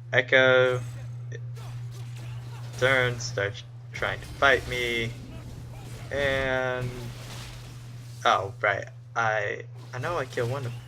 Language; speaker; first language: English; native; English